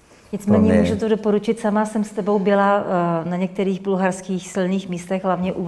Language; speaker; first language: Czech; native; Czech